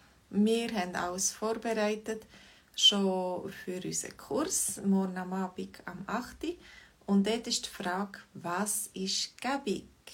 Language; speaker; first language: German; native; German